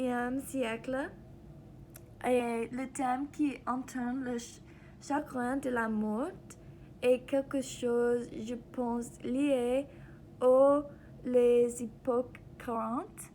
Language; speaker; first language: French; non-native, learner; English